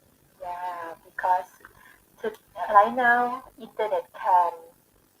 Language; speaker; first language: English; non-native, learner; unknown